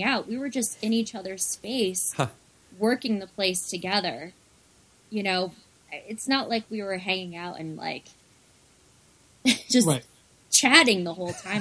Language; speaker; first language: English; native; English